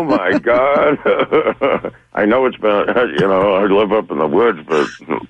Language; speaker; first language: English; native; English